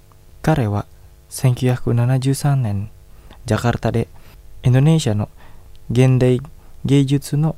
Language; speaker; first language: Japanese; non-native, fluent; Indonesian